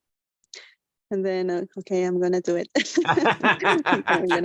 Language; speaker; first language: English; non-native, learner; Spanish